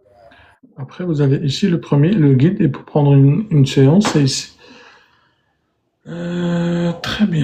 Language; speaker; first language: French; native; French